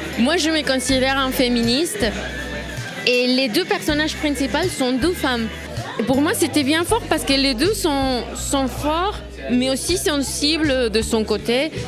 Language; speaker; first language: French; non-native, fluent; Spanish